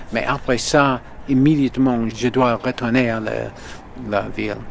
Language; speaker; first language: French; non-native, learner; English